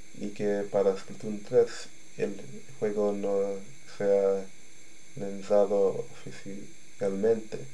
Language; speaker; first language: Spanish; non-native, learner; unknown